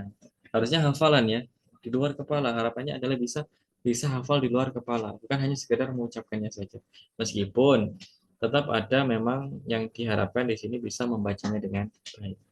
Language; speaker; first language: Indonesian; native; Indonesian